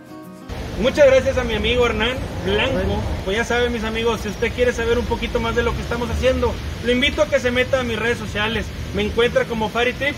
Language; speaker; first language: Spanish; native; Spanish